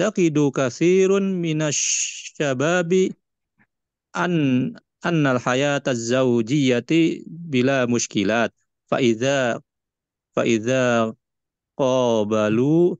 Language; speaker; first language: Arabic; non-native, learner; Indonesian